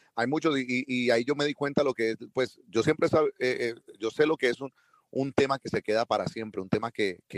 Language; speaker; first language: Spanish; early bilingual, heritage; Spanish